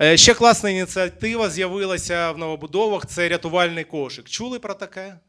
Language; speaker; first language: Ukrainian; native; Ukrainian